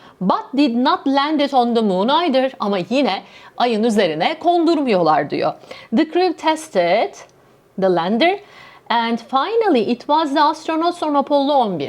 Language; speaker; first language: English; non-native, fluent; Turkish